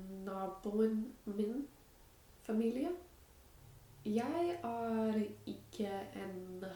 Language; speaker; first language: Norwegian; non-native, learner; English